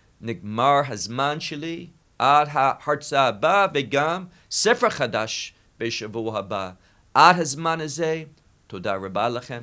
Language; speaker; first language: Hebrew; non-native, fluent; English